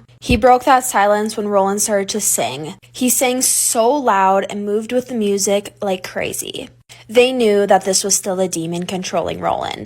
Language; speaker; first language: English; native; English